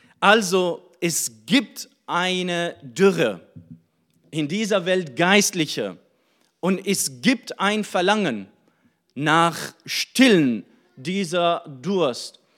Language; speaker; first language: German; non-native, fluent; Arabic